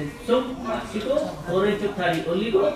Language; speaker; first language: Korean; non-native, learner; Hindi